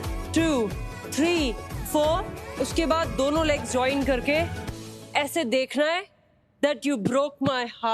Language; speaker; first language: Hindi; native; Hindi